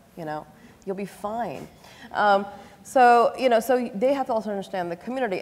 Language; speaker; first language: English; native; English